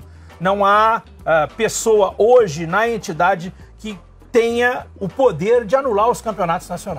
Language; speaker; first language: Portuguese; native; Portuguese